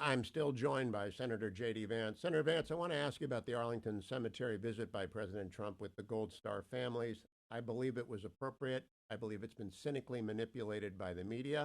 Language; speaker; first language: English; native; English